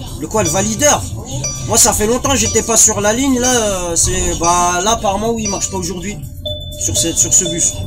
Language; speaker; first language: French; early bilingual, other home language; Arabic